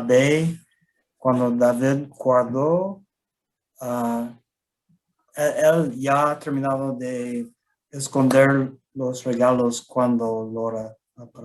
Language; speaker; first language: Spanish; non-native, learner; English